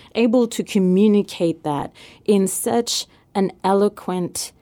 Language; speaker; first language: English; non-native, fluent; French